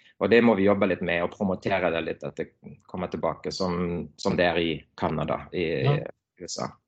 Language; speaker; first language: Norwegian; non-native, fluent; German